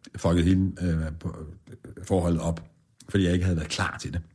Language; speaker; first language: Danish; non-native, fluent; Persian